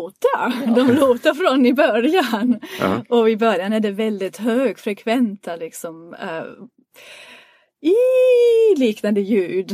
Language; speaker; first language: Swedish; non-native, fluent; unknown